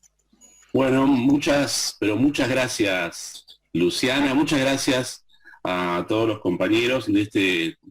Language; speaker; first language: Spanish; native; Spanish